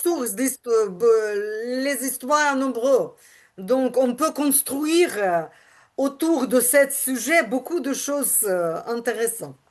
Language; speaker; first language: French; non-native, learner; Ukrainian